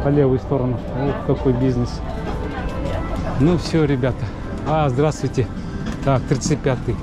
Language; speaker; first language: Russian; non-native, local second language; Kyrgyz